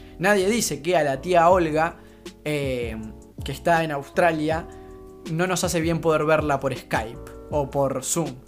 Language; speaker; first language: Spanish; native; Spanish